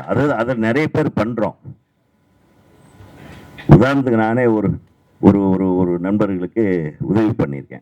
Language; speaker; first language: Tamil; native; Tamil